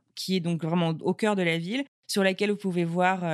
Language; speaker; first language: French; native; French